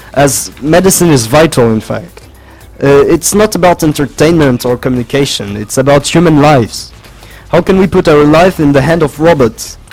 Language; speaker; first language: English; non-native, fluent; French